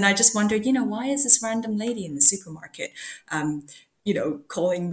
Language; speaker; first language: English; non-native, local second language; Cantonese